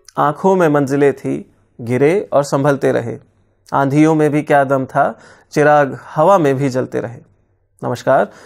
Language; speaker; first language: Hindi; native; Hindi